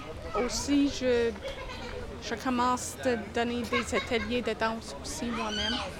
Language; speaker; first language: French; non-native, local second language; English